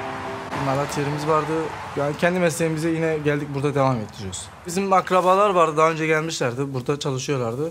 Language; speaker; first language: Turkish; non-native, fluent; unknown